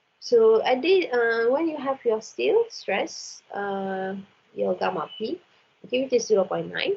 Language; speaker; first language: English; non-native, local second language; Malay